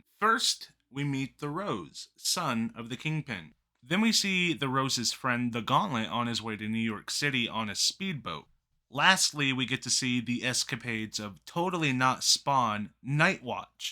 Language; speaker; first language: English; native; English